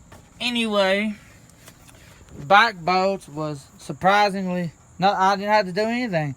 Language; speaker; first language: English; native; English